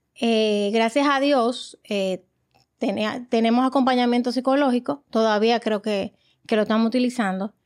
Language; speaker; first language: Spanish; native; Spanish